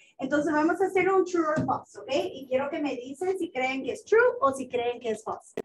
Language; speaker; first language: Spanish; non-native, fluent; English